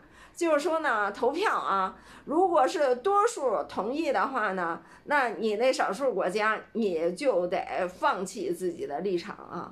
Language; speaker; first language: Chinese; native; Chinese